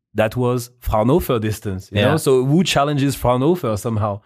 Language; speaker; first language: English; non-native, fluent; French